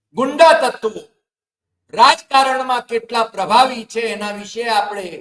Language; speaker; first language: Gujarati; native; Gujarati